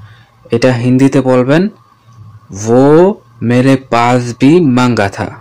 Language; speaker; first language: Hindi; non-native, learner; Bangla